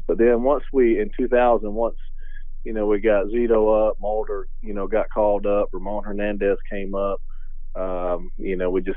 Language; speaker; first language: English; native; English